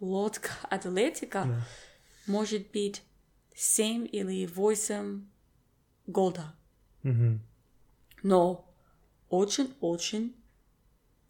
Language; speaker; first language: Russian; non-native, learner; English